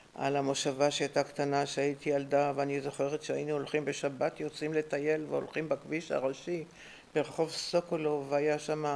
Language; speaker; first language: Hebrew; native; Hebrew